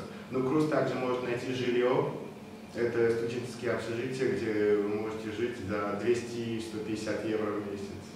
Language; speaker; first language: Russian; non-native, local second language; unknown